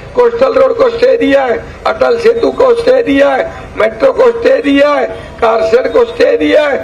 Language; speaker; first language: Hindi; non-native, local second language; Marathi